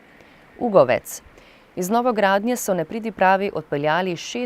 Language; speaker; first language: Slovenian; native; Slovenian